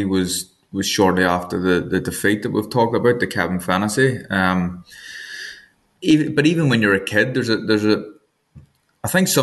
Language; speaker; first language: English; native; English